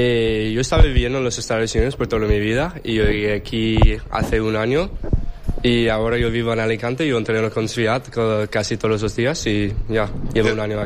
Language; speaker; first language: Spanish; non-native, fluent; English